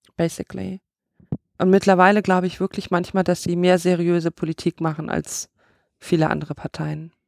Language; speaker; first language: German; native; German